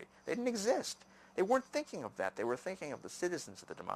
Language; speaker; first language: English; native; English